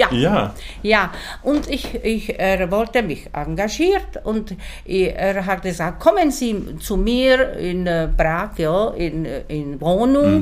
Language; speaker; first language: German; non-native, learner; Czech